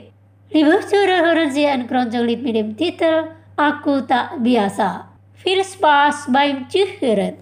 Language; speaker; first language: German; non-native, fluent; Indonesian